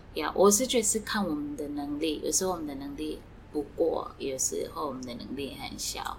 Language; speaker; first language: Chinese; non-native, fluent; Swati